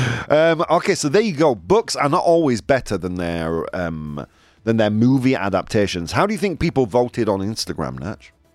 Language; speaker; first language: English; native; English